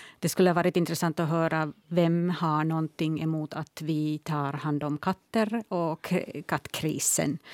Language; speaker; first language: Swedish; non-native, local second language; Finnish